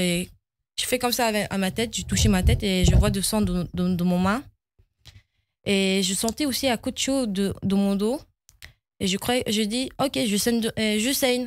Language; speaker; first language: French; early bilingual, heritage; Hebrew